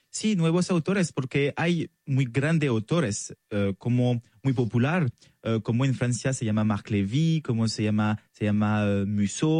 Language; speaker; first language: Spanish; non-native, learner; French